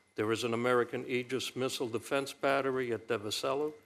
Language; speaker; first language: English; early bilingual, other home language; Romanian